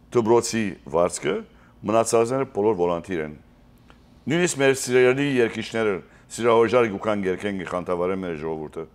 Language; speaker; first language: Armenian; early bilingual, heritage; Armenian